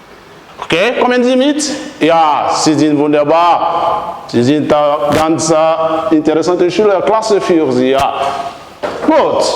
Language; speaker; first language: German; non-native, fluent; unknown